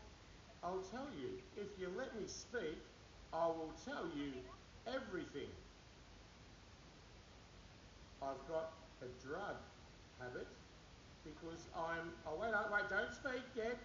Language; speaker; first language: English; native; English